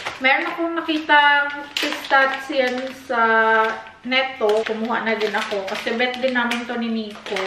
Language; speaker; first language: Filipino; non-native, local second language; Cebuano